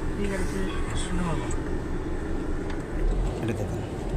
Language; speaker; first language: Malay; non-native, fluent; Bangla